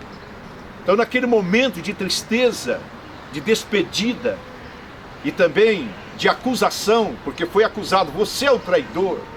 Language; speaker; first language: Portuguese; native; Portuguese